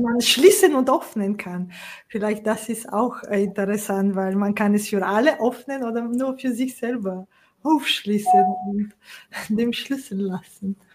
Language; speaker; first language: German; non-native, fluent; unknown